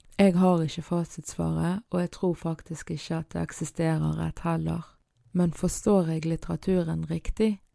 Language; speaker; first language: Norwegian; early bilingual, other home language; Arabic